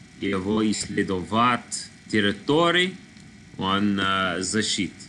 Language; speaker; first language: Russian; non-native, learner; English